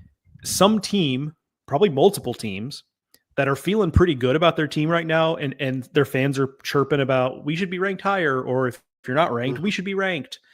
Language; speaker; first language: English; native; English